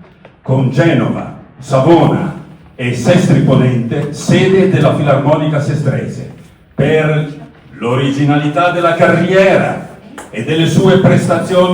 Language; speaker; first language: Italian; native; Italian